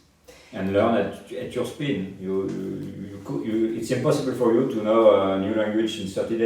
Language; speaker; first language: English; non-native, fluent; French